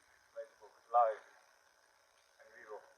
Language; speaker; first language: Spanish; non-native, learner; English